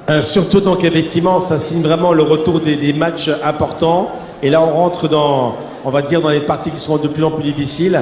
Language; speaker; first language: French; native; French